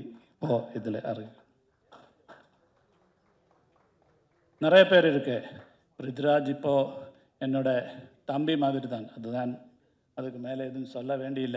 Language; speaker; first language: Tamil; non-native, learner; Malayalam